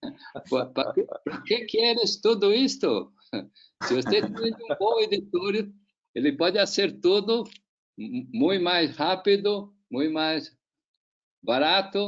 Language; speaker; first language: Spanish; non-native, learner; Portuguese